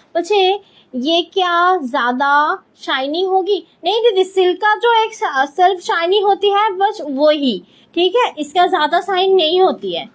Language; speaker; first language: Hindi; non-native, local second language; Bangla